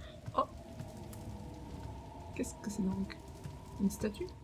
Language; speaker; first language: French; native; French